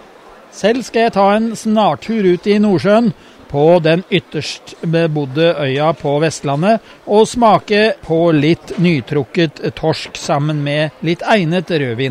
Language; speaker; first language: Norwegian; native; Norwegian